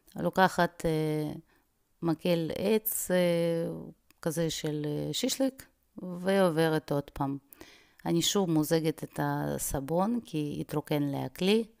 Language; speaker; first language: Hebrew; non-native, fluent; Russian